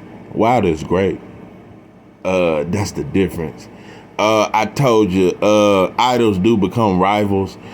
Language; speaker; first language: English; native; English